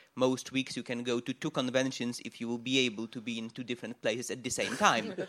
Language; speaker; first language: English; non-native, fluent; Polish